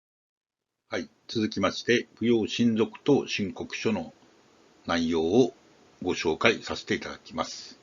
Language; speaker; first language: Japanese; native; Japanese